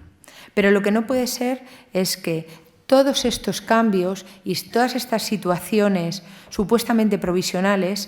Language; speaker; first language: Spanish; native; Spanish